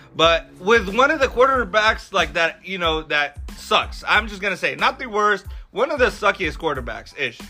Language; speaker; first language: English; early bilingual, other home language; Arabic